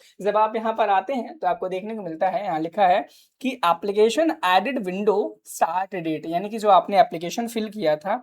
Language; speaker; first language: Hindi; native; Hindi